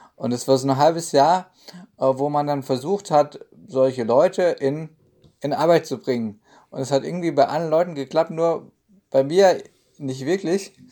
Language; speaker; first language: German; native; German